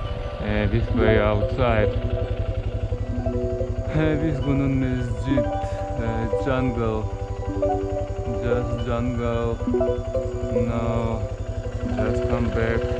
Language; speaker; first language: English; non-native, learner; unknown